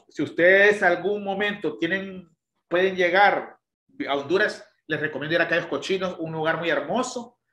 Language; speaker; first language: Spanish; native; Spanish